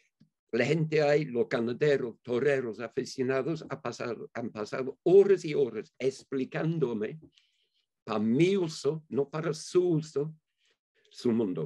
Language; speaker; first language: Spanish; non-native, fluent; English